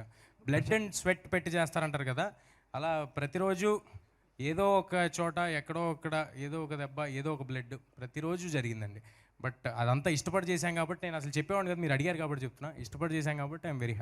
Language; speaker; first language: Telugu; native; Telugu